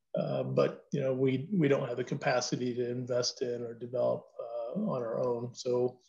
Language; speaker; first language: English; native; English